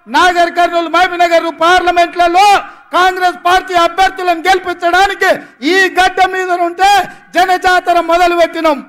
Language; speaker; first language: Telugu; native; Telugu